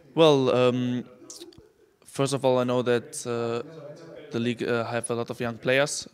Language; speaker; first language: English; non-native, fluent; German